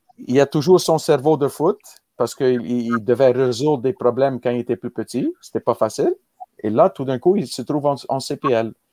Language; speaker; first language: French; native; French